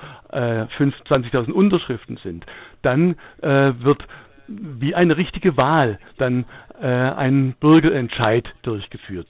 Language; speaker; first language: German; native; German